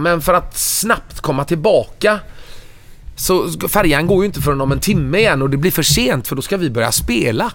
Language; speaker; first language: Swedish; native; Swedish